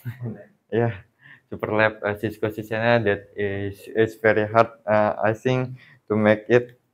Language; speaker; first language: English; non-native, learner; Indonesian